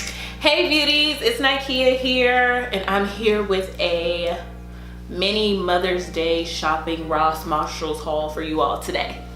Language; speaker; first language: English; native; English